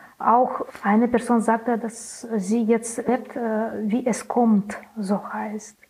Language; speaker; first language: German; non-native, learner; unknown